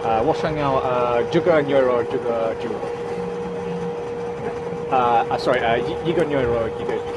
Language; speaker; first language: Chinese; non-native, learner; English